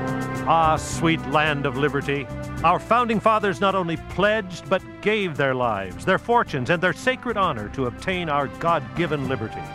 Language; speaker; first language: English; native; English